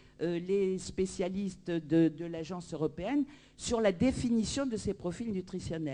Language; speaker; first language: French; native; French